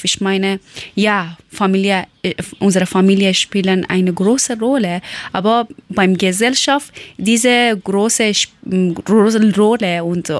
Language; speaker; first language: German; non-native, learner; Persian